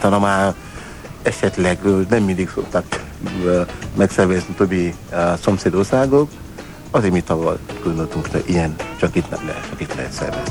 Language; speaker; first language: Hungarian; non-native, learner; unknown